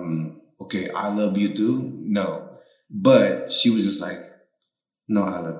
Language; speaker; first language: English; early bilingual, other home language; Spanish